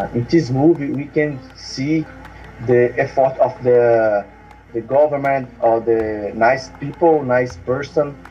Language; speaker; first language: English; non-native, learner; Portuguese